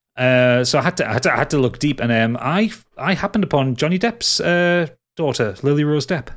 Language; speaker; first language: English; native; English